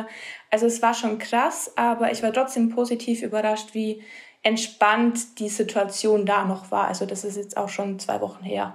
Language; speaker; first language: German; native; German